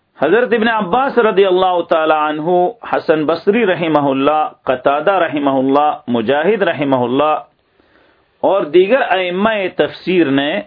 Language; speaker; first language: Urdu; native; Urdu